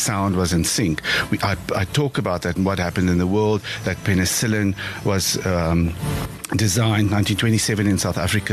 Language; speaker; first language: English; non-native, local second language; Afrikaans